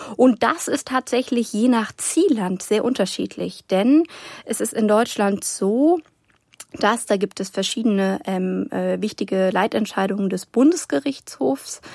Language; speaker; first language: German; native; German